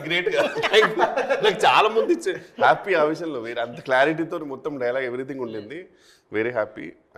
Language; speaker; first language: Telugu; native; Telugu